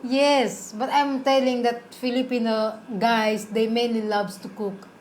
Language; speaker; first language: English; non-native, local second language; Cebuano